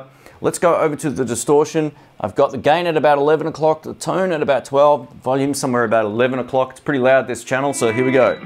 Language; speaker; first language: English; native; English